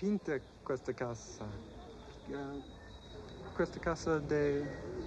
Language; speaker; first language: Italian; non-native, learner; English